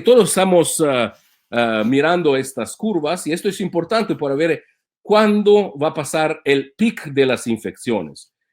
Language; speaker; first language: Spanish; non-native, fluent; Italian